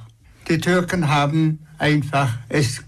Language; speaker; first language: German; non-native, fluent; Tuvinian